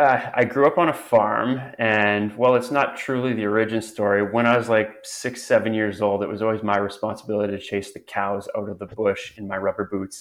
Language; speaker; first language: English; native; English